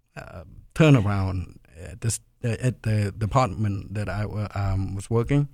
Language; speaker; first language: English; non-native, fluent; Khmer